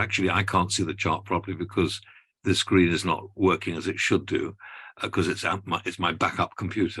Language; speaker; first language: English; native; English